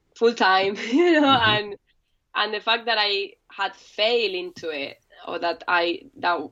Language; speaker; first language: English; non-native, fluent; Spanish